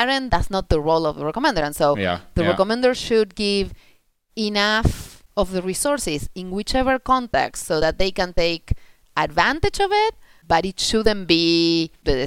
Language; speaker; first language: English; non-native, fluent; Spanish